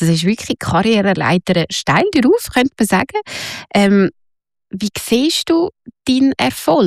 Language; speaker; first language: German; native; German